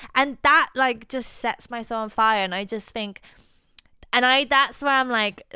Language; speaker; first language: English; non-native, fluent; Polish